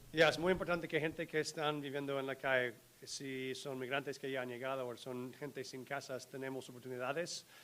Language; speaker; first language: Spanish; non-native, learner; English